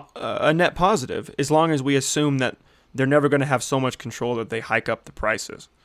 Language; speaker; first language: English; native; English